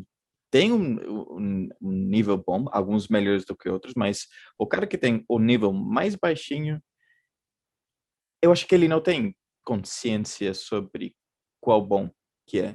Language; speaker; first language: Portuguese; non-native, fluent; Spanish